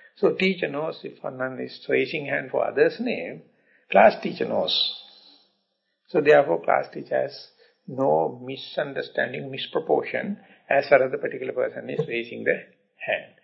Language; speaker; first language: English; non-native, local second language; Sinhala